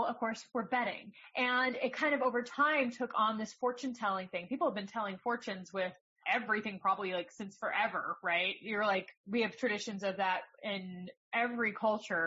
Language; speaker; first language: English; native; English